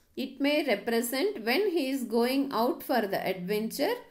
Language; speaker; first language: English; non-native, local second language; Tamil